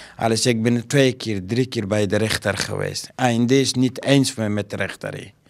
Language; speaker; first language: Dutch; non-native, learner; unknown